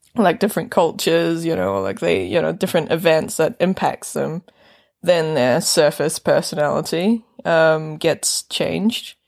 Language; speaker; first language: English; native; English